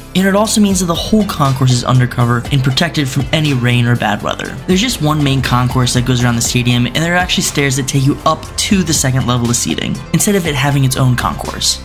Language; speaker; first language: English; native; English